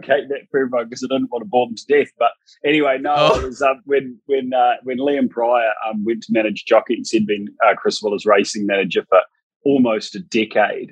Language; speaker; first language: English; native; English